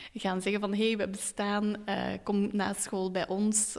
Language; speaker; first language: Dutch; native; Dutch